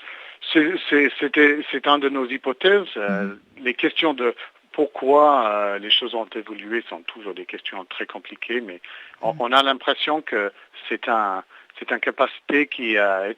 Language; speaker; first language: French; native; French